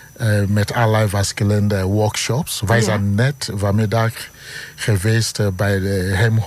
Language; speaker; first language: Dutch; non-native, fluent; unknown